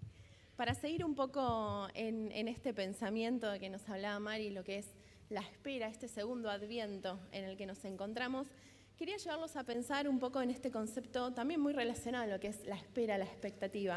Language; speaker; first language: Spanish; native; Spanish